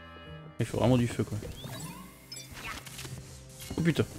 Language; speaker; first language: French; native; French